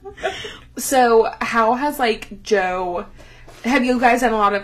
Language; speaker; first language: English; native; English